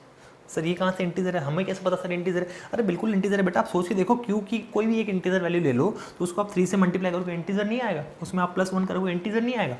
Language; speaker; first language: Hindi; native; Hindi